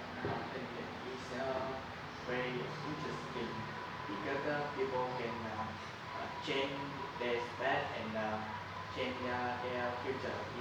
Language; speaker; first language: English; non-native, learner; Vietnamese